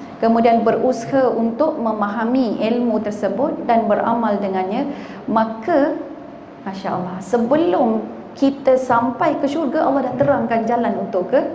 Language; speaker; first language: Malay; native; Malay